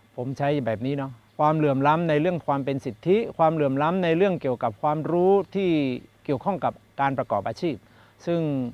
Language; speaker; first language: Thai; non-native, local second language; Akha